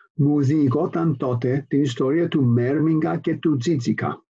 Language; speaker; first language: Greek; non-native, fluent; English